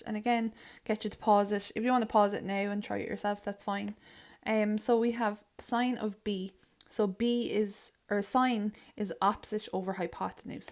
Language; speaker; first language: English; native; English